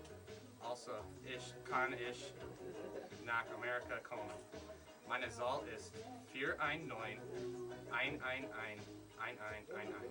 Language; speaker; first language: German; non-native, learner; English